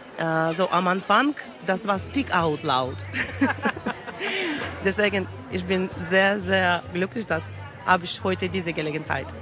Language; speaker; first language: German; non-native, learner; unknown